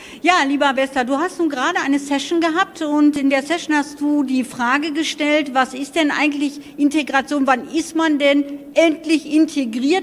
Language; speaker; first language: German; native; German